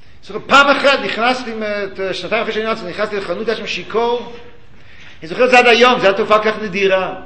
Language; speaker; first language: Hebrew; early bilingual, other home language; English